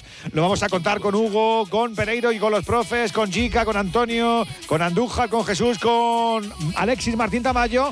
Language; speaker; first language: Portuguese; non-native, learner; Spanish